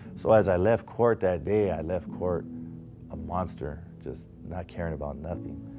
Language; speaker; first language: English; native; English